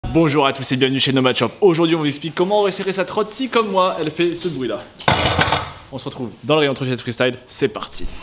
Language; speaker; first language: French; native; French